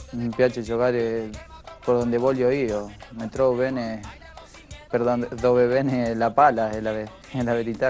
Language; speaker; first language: Italian; non-native, fluent; Spanish